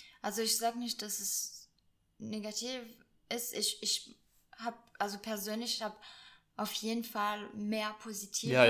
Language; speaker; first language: German; non-native, fluent; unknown